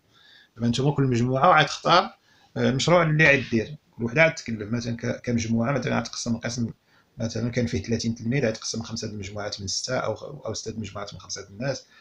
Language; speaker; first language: Arabic; native; Arabic